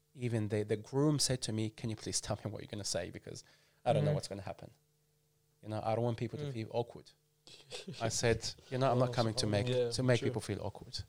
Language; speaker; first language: English; non-native, fluent; Arabic